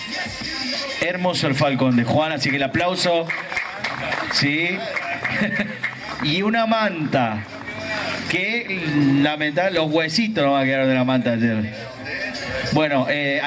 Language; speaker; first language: Spanish; native; Spanish